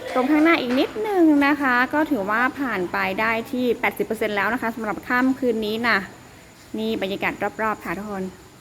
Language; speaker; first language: Thai; non-native, local second language; Karen languages